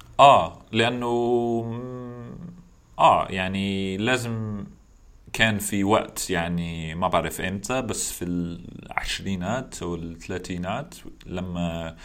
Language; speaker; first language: Arabic; non-native, fluent; English